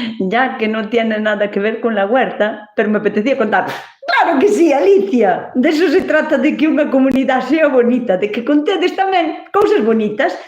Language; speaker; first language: Galician; native; Galician